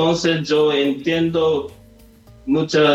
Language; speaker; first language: Spanish; non-native, learner; Japanese